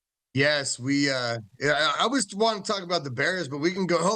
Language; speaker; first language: English; native; English